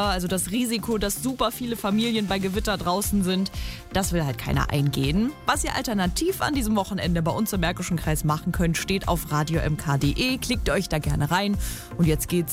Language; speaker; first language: German; native; German